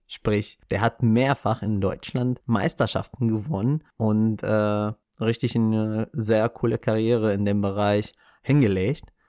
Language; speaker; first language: German; non-native, fluent; Arabic